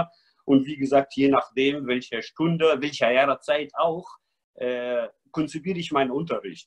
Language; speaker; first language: German; non-native, fluent; Arabic